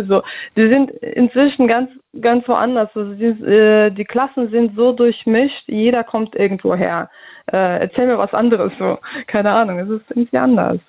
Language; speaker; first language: German; early bilingual, other home language; Russian